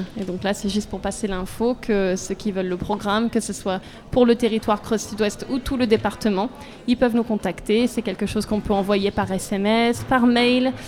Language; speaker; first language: French; native; French